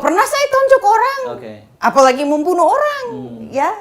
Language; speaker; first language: Indonesian; non-native, fluent; English